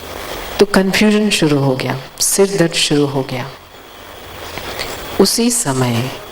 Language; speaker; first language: Hindi; native; Hindi